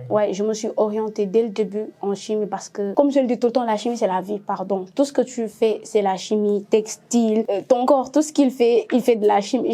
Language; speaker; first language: French; non-native, local second language; Wolof